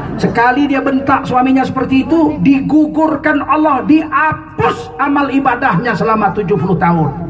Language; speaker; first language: Indonesian; native; Indonesian